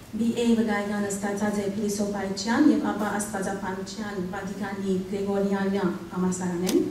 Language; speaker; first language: Armenian; early bilingual, heritage; Armenian